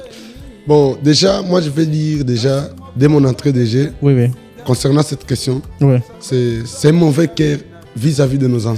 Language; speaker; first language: French; non-native, local second language; Lingala